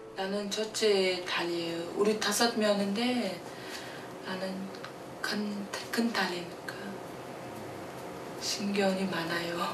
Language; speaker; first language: Korean; non-native, learner; Uzbek